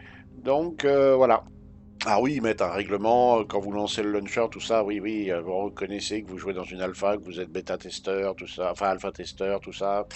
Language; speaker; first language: French; native; French